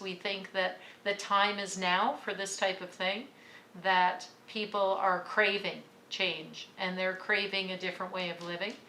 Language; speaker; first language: English; native; English